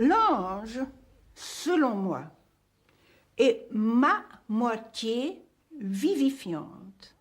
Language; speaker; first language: French; non-native, fluent; Hungarian